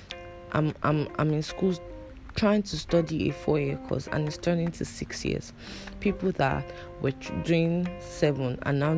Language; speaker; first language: English; non-native, local second language; Igbo